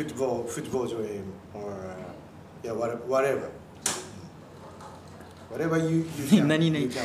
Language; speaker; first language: English; non-native, learner; Japanese